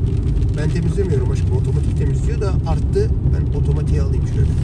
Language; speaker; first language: Turkish; native; Turkish